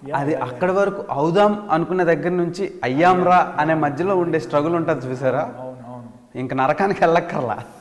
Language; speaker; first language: Telugu; native; Telugu